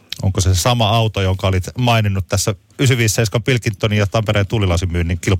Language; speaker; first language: Finnish; native; Finnish